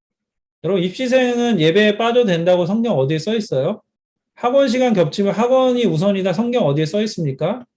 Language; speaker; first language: Korean; native; Korean